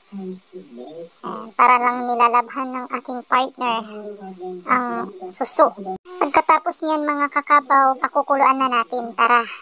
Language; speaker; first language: Filipino; non-native, local second language; Pangasinan